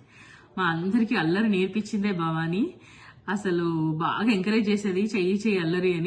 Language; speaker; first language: Telugu; native; Telugu